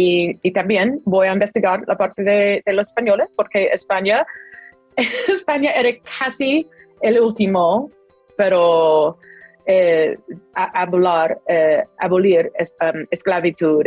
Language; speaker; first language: Spanish; non-native, fluent; English